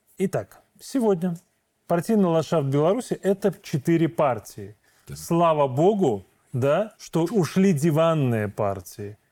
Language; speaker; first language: Russian; native; Russian